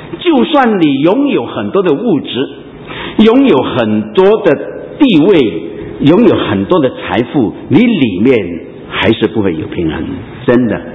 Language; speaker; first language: Chinese; non-native, local second language; Cantonese